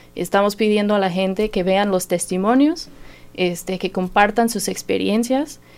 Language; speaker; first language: Spanish; non-native, fluent; English